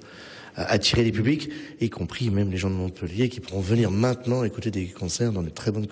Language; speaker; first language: French; native; French